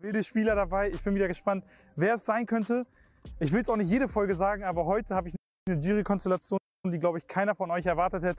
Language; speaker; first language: German; native; German